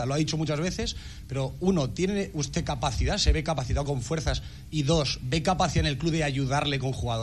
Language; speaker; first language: Spanish; native; Spanish